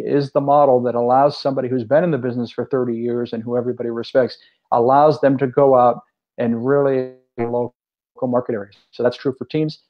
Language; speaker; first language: English; native; English